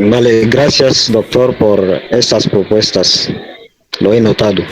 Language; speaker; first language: Spanish; non-native, fluent; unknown